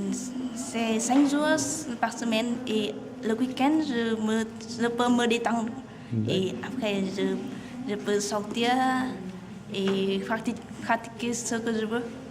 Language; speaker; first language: French; non-native, learner; Vietnamese